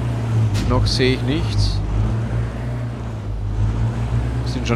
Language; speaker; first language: German; native; German